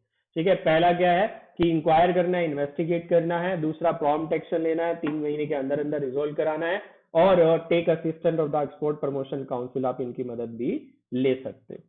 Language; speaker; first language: Hindi; native; Hindi